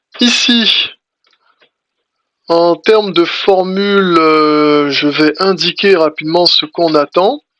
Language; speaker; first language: French; native; French